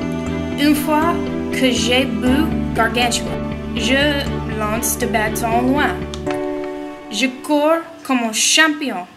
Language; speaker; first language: French; non-native, learner; English